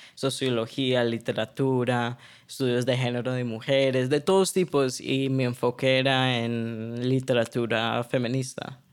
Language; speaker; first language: Spanish; early bilingual, heritage; Spanish